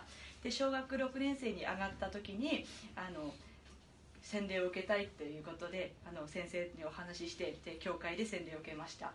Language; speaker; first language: Japanese; native; Japanese